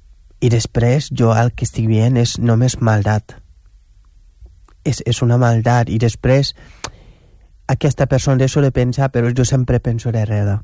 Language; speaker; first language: Catalan; non-native, fluent; Wolof